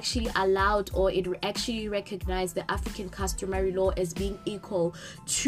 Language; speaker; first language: English; non-native, local second language; Southern Sotho